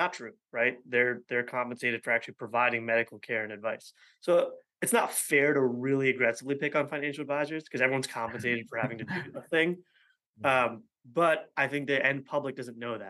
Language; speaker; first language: English; native; English